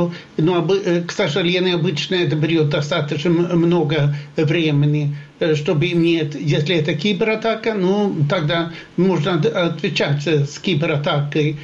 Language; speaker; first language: Russian; non-native, fluent; Swedish